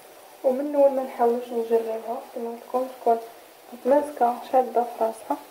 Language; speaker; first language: Arabic; native; Arabic